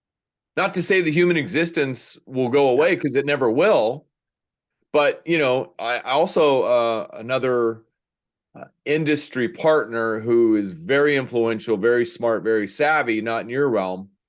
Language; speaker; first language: English; native; English